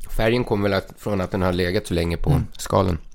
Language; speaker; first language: Swedish; native; Swedish